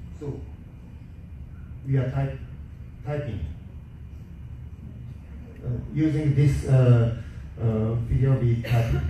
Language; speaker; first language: English; non-native, learner; Japanese